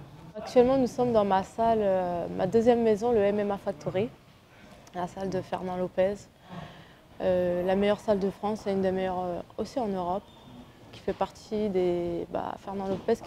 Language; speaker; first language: French; early bilingual, other home language; Arabic